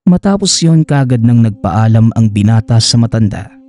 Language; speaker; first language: Filipino; native; Filipino